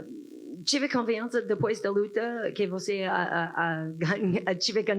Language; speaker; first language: Portuguese; non-native, learner; English